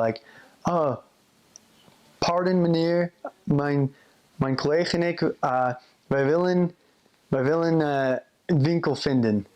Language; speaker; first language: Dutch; non-native, fluent; English